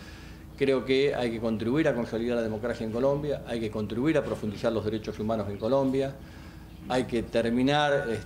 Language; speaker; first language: Spanish; native; Spanish